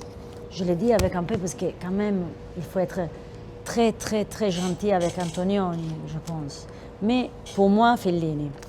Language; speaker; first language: French; non-native, fluent; Italian